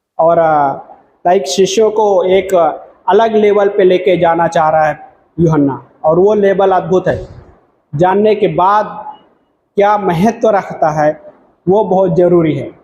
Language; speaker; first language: Hindi; non-native, local second language; Marathi